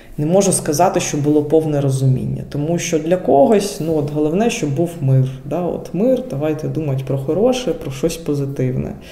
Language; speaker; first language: Ukrainian; non-native, local second language; Russian